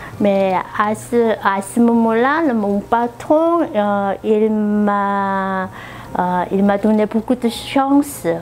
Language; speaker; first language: French; non-native, learner; Korean